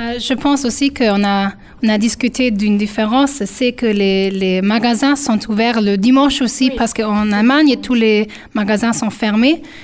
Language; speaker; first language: French; non-native, fluent; German